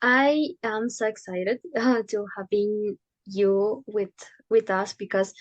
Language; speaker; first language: English; non-native, learner; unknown